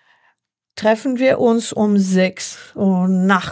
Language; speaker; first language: German; non-native, learner; French